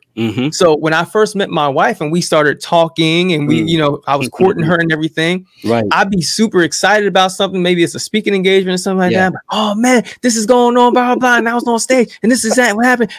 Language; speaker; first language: English; native; English